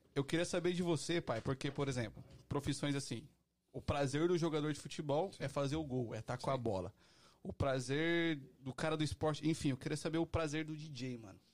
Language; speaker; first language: Portuguese; native; Portuguese